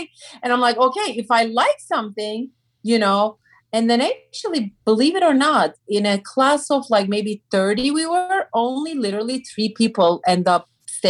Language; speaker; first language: English; non-native, fluent; Turkish